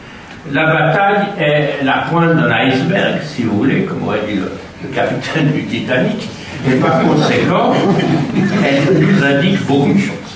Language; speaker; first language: French; native; French